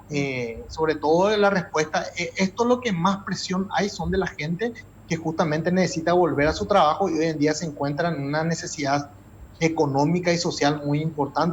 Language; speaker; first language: Spanish; native; Spanish